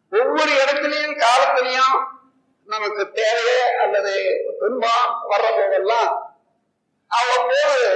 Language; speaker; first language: Tamil; native; Tamil